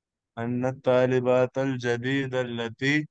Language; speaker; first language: Arabic; non-native, learner; Urdu